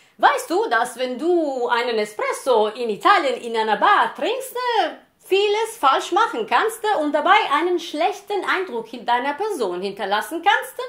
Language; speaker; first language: German; non-native, fluent; Italian